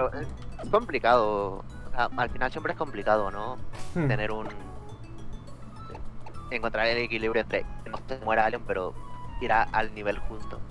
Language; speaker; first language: Spanish; native; Spanish